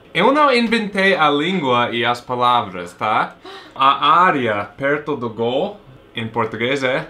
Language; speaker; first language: Portuguese; non-native, fluent; English